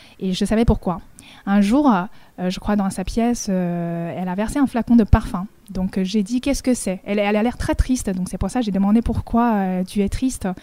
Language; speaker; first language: French; non-native, fluent; Chinese